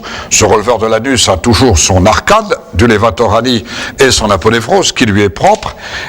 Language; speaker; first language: French; native; French